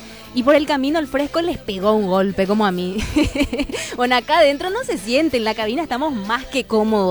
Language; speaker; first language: Spanish; native; Spanish